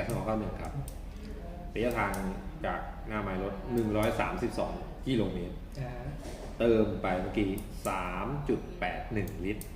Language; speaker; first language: Thai; native; Thai